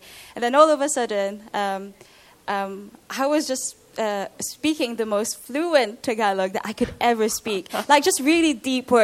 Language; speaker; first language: English; non-native, local second language; Filipino